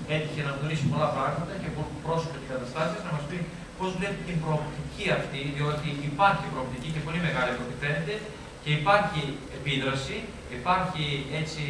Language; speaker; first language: Greek; native; Greek